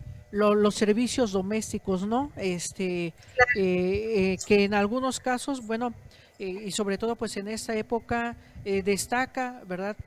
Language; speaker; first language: Spanish; native; Spanish